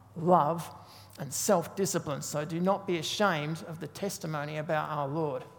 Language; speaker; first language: English; native; English